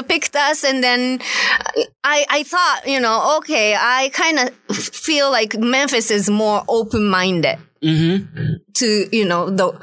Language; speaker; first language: English; non-native, fluent; Japanese